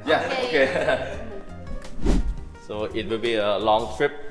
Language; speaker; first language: English; non-native, fluent; Lao